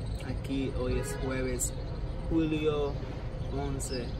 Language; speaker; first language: Spanish; native; Spanish